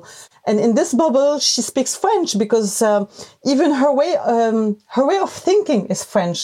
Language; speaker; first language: English; non-native, fluent; Arabic